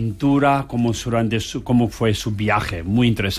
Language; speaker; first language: Spanish; non-native, learner; Tibetan